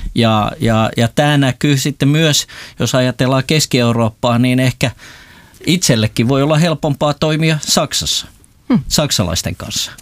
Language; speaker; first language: Finnish; non-native, local second language; Swedish